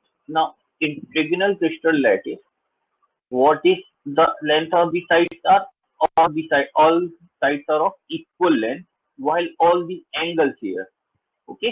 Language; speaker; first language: English; non-native, local second language; Hindi